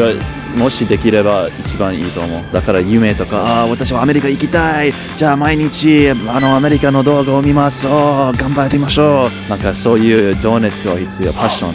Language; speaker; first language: Japanese; non-native, learner; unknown